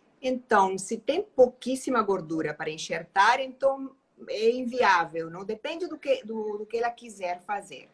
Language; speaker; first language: Portuguese; non-native, fluent; Spanish